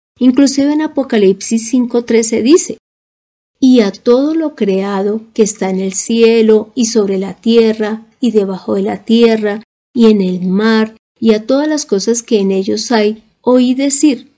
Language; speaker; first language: Spanish; native; Spanish